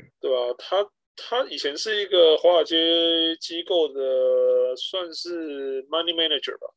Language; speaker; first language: Chinese; native; Chinese